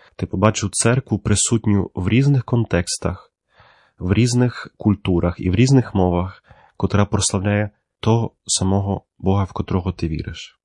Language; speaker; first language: Ukrainian; early bilingual, heritage; Ukrainian